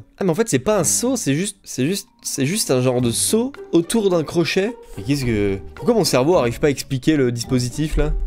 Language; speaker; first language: French; native; French